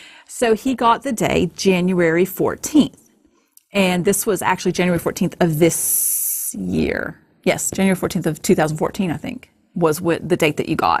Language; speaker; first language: English; native; English